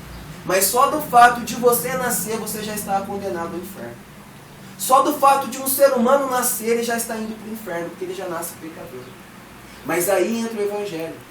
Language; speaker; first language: Portuguese; native; Portuguese